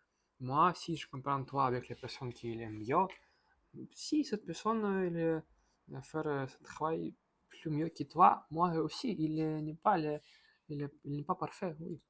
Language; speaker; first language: French; non-native, learner; Russian